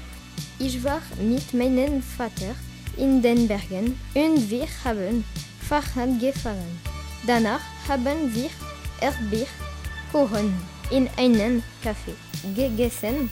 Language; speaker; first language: German; non-native, learner; French